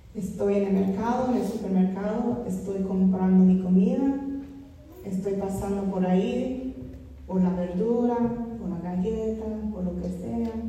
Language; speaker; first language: Spanish; non-native, fluent; English